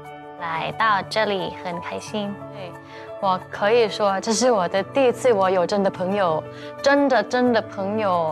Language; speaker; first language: Chinese; non-native, learner; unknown